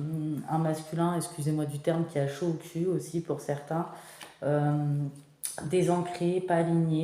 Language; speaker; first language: French; native; French